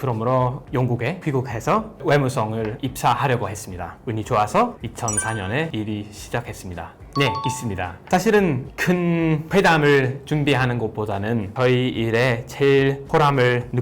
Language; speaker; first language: Korean; non-native, fluent; English